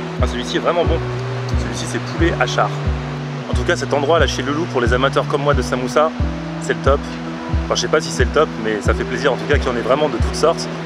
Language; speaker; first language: French; native; French